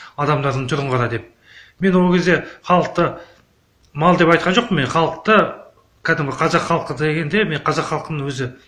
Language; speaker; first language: Kazakh; native; Kazakh